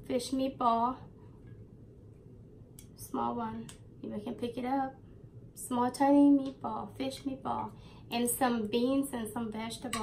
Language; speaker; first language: English; non-native, learner; Thai